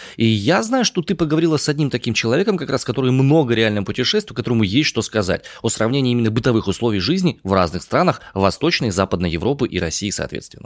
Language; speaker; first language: Russian; native; Russian